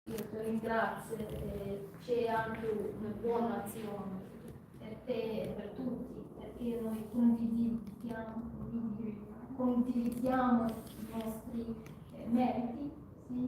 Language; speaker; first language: Italian; non-native, learner; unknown